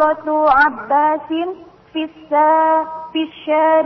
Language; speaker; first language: Arabic; non-native, learner; Indonesian